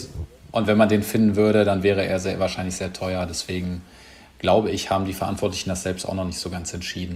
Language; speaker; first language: German; native; German